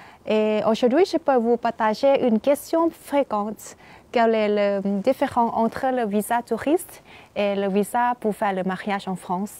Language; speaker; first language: French; non-native, fluent; Thai